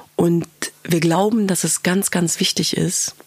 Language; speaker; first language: German; early bilingual, other home language; Kurdish